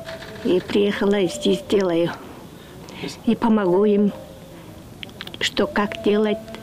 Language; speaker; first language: Russian; non-native, learner; Kyrgyz